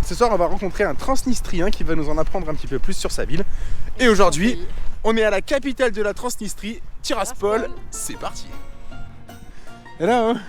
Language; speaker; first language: French; native; French